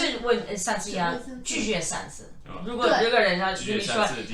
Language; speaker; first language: Chinese; non-native, fluent; English